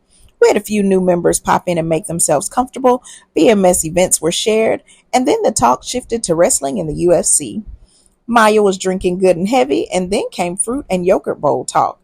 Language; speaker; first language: English; native; English